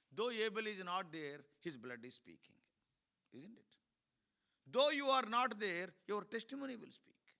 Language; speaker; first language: English; non-native, local second language; Telugu